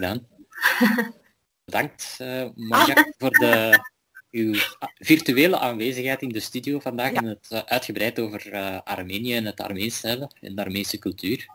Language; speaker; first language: Dutch; native; Dutch